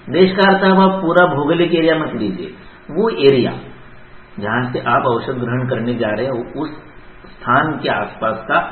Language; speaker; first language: Hindi; non-native, local second language; Marathi